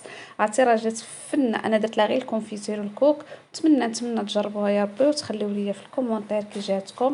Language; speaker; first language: Arabic; native; Arabic